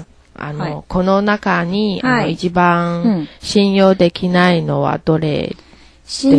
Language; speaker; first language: Japanese; non-native, learner; Chinese